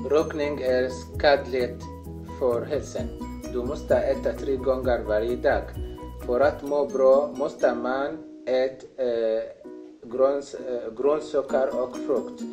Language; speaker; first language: Swedish; non-native, learner; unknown